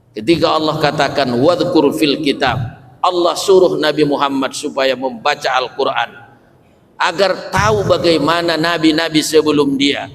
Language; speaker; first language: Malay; non-native, local second language; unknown